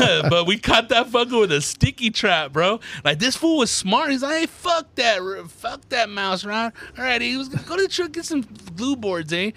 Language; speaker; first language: English; early bilingual, other home language; Spanish